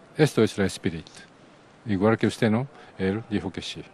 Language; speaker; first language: Spanish; non-native, learner; Japanese